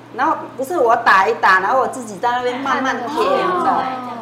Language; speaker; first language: Chinese; non-native, fluent; Vietnamese